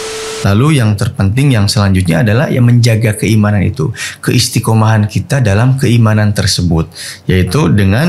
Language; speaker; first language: Indonesian; native; Indonesian